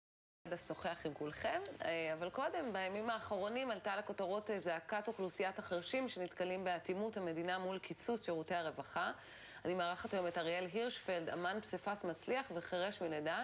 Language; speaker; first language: Hebrew; native; Hebrew